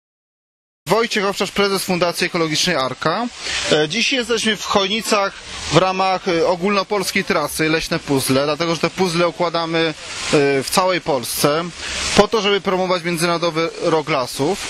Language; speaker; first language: Polish; native; Polish